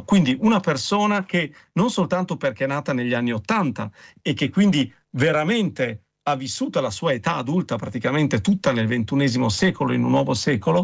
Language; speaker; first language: Italian; native; Italian